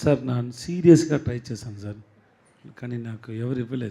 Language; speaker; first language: Telugu; non-native, learner; Tamil